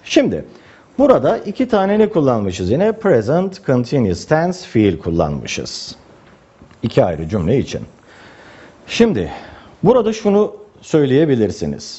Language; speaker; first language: Turkish; native; Turkish